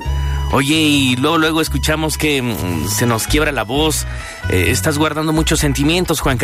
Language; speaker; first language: Spanish; native; Spanish